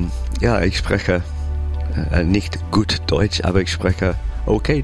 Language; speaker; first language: German; non-native, learner; English